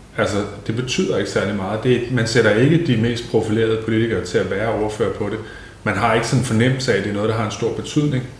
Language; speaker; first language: Danish; native; Danish